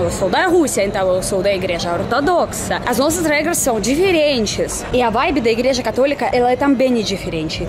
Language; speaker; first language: Portuguese; non-native, fluent; Russian